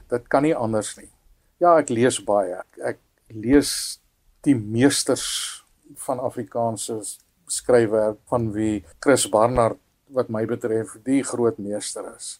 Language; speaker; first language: Afrikaans; native; Afrikaans